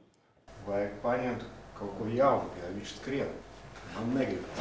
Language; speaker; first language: Latvian; non-native, local second language; Russian